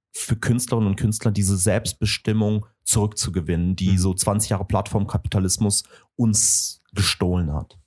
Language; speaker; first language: German; early bilingual, other home language; Russian